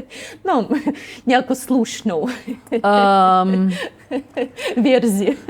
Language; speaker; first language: Czech; non-native, learner; Ukrainian